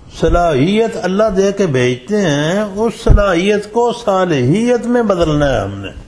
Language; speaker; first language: Urdu; non-native, local second language; Punjabi